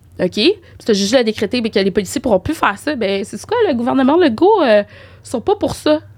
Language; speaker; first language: French; native; French